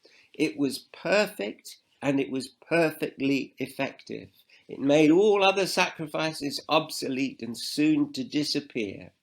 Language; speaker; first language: English; native; English